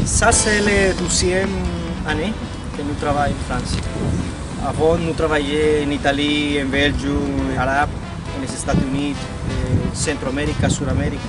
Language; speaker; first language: French; non-native, learner; Spanish